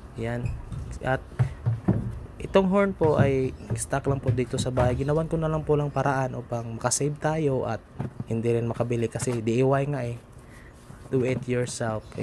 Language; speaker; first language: Filipino; non-native, local second language; Cebuano